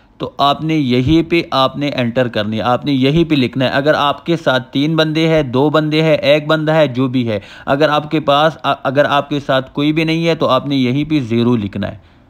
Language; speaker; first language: Urdu; native; Urdu